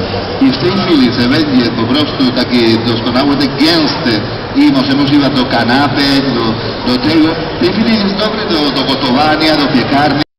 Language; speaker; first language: Polish; non-native, learner; Spanish